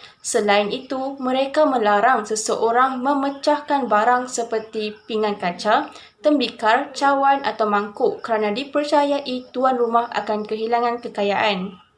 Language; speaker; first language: Malay; native; Malay